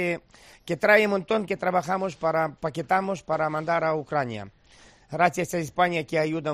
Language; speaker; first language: Spanish; non-native, learner; Ukrainian